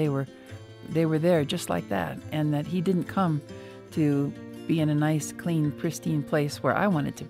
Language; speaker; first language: English; native; English